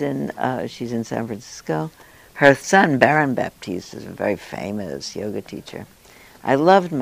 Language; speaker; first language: English; early bilingual, other home language; Yiddish